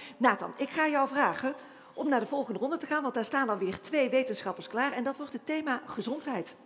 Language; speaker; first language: Dutch; native; Dutch